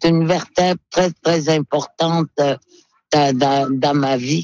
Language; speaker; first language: French; non-native, local second language; Innu-aimun